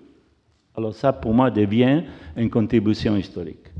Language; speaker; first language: French; non-native, fluent; Italian